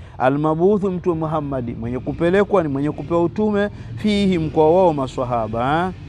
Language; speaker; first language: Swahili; native; Swahili